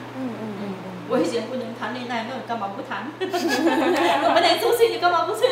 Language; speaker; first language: Chinese; non-native, fluent; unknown